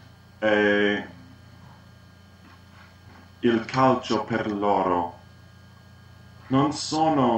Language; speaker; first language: Italian; non-native, learner; English